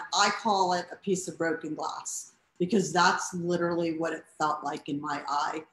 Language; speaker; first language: English; native; English